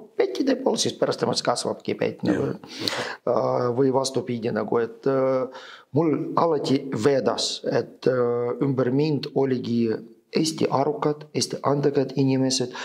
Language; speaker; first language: Estonian; non-native, fluent; Ukrainian